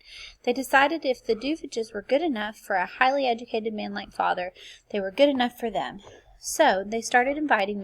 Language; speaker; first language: English; native; English